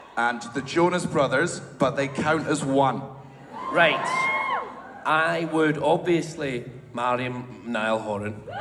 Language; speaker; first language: English; native; English